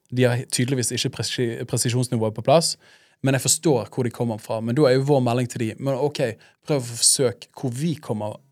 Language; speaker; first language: Norwegian; native; Norwegian